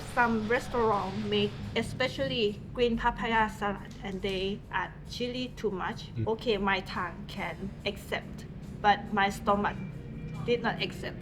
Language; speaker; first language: English; non-native, fluent; Thai